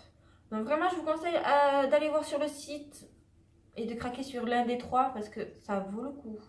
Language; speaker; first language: French; native; French